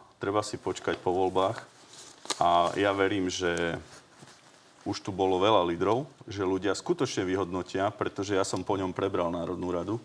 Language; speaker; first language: Slovak; native; Slovak